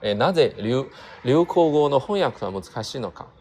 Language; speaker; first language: Japanese; non-native, fluent; Chinese